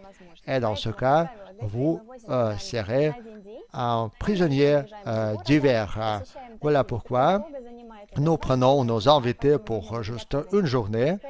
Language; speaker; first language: French; non-native, fluent; Russian